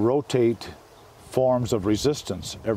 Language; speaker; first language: English; native; English